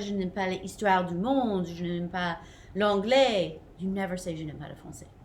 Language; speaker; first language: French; non-native, fluent; English